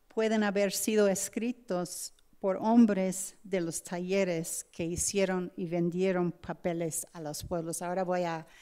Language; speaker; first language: Spanish; non-native, fluent; English